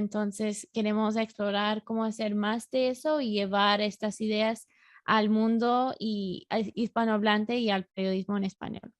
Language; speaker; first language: Spanish; non-native, fluent; English